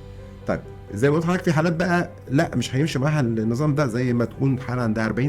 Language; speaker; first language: Arabic; native; Arabic